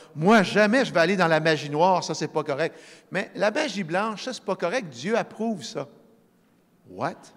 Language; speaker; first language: French; native; French